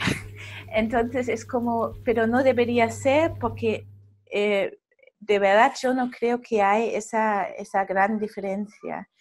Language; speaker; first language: Spanish; non-native, fluent; German